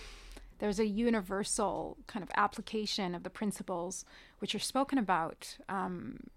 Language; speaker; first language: English; early bilingual, other home language; Persian